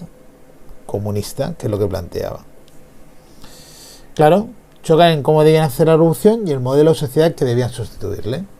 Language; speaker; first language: Spanish; native; Spanish